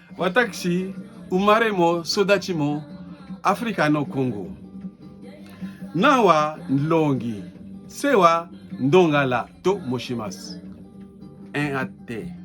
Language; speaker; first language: Japanese; non-native, learner; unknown